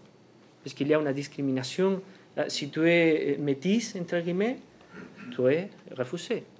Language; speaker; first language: French; non-native, fluent; Spanish